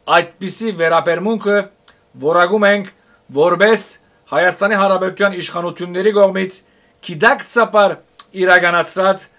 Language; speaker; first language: Armenian; early bilingual, heritage; Armenian